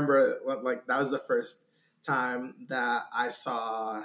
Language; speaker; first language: English; native; English